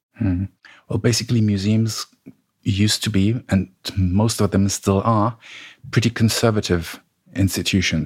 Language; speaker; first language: English; non-native, fluent; German